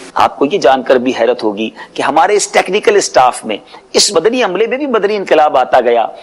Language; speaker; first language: Urdu; native; Urdu